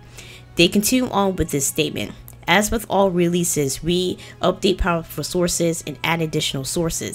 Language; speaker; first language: English; non-native, fluent; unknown